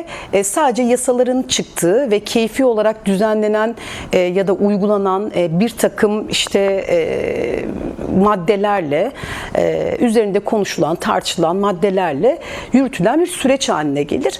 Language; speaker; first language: Turkish; native; Turkish